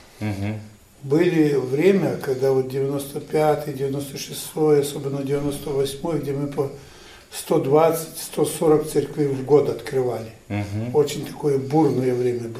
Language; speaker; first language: Russian; non-native, fluent; Ukrainian